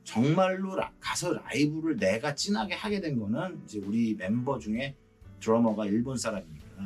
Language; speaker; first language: Korean; native; Korean